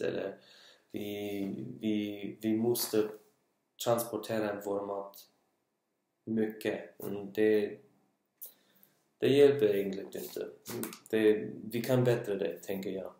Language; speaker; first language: Swedish; non-native, learner; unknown